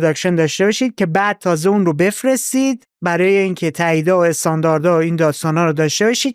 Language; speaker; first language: Persian; native; Persian